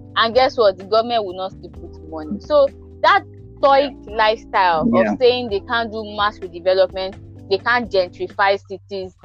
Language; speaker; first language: English; non-native, local second language; Yoruba